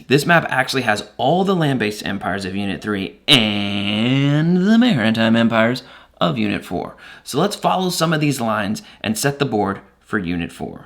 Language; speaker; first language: English; native; English